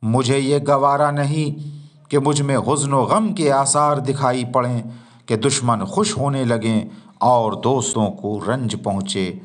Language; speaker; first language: Hindi; native; Hindi